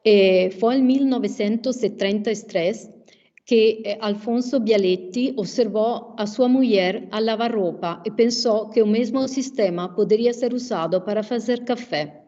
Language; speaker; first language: Portuguese; non-native, fluent; Italian